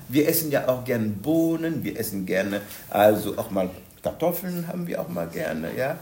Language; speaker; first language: German; non-native, fluent; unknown